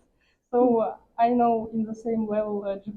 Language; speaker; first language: English; non-native, fluent; Russian